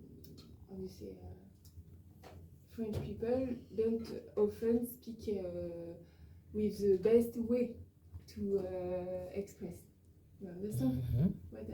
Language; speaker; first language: English; non-native, learner; French